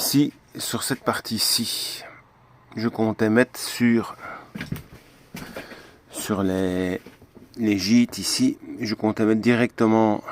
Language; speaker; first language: French; native; French